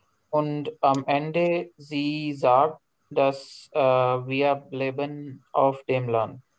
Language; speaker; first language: German; non-native, learner; Hindi